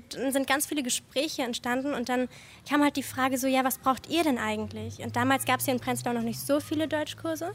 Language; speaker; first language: German; native; German